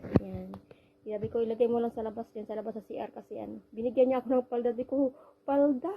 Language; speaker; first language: Filipino; native; Filipino